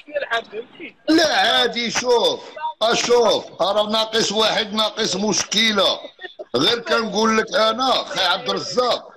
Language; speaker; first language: Arabic; native; Arabic